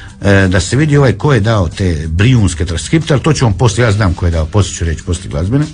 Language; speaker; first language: Croatian; native; Croatian